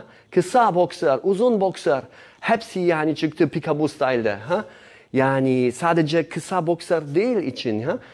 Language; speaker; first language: Turkish; non-native, learner; Polish